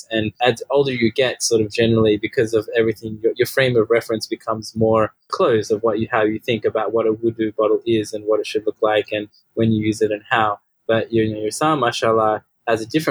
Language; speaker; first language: English; native; English